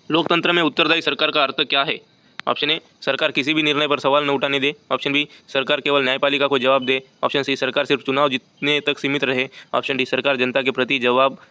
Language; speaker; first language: Hindi; non-native, local second language; Marathi